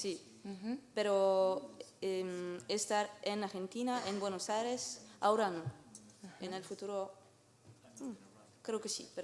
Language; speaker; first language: Spanish; non-native, learner; French